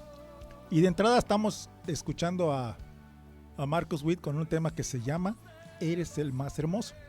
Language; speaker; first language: Spanish; native; Spanish